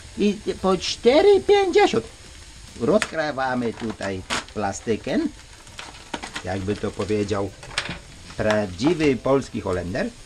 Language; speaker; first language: Polish; native; Polish